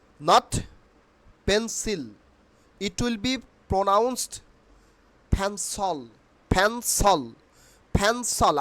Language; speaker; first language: English; non-native, local second language; Bangla